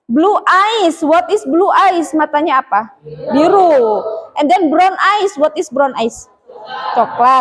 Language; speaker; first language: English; non-native, fluent; Indonesian